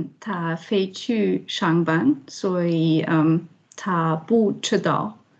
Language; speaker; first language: Chinese; non-native, learner; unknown